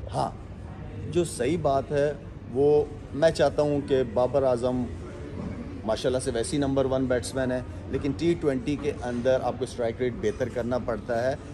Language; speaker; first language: Urdu; non-native, local second language; Pashto